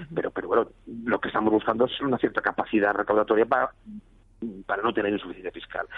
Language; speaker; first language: Spanish; native; Spanish